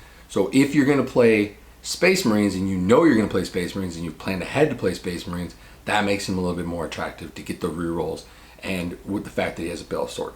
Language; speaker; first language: English; native; English